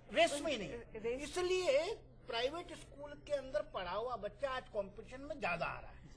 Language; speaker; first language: Hindi; native; Hindi